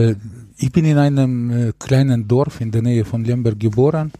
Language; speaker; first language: German; non-native, fluent; Ukrainian